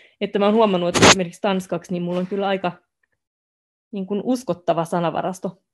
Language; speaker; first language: Finnish; non-native, local second language; Swedish